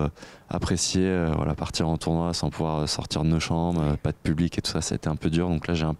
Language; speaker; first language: French; native; French